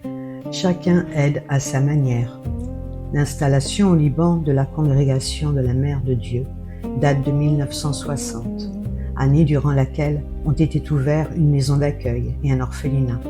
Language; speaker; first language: French; native; French